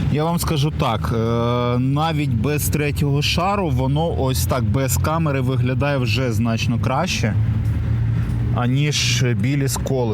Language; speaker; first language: Ukrainian; native; Ukrainian